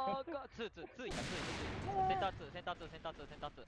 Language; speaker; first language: Japanese; native; Japanese